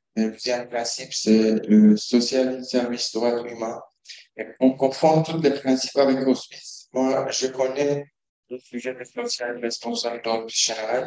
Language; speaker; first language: French; non-native, learner; Kurdish